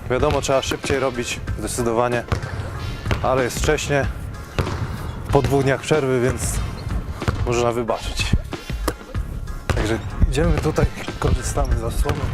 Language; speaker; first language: Polish; native; Polish